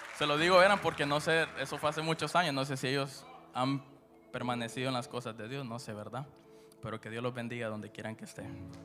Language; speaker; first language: Spanish; native; Spanish